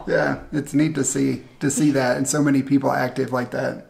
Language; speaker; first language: English; native; English